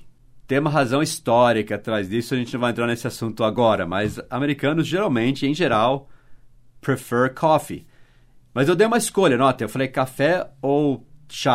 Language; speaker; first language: Portuguese; non-native, fluent; English